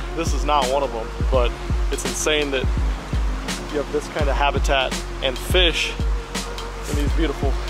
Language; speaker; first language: English; native; English